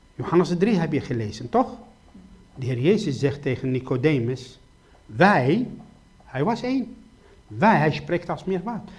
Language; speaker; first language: Dutch; non-native, fluent; Arabic